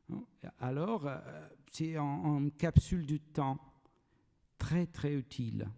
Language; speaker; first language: French; non-native, learner; Portuguese